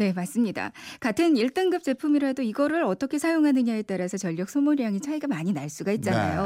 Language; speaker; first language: Korean; native; Korean